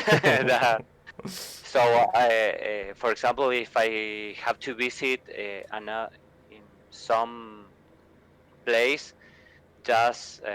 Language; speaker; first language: English; non-native, learner; Spanish